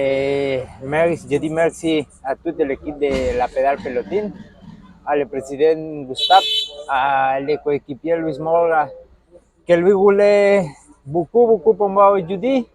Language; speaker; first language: French; non-native, learner; Spanish